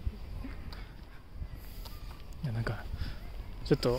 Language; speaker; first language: Japanese; non-native, learner; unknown